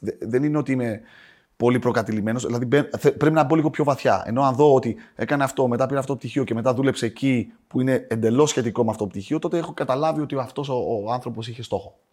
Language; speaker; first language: Greek; native; Greek